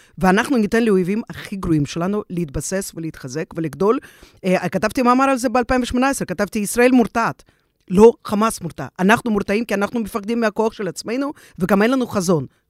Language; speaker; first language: Hebrew; non-native, fluent; Russian